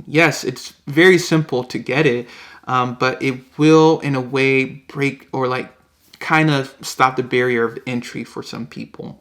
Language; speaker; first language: English; native; English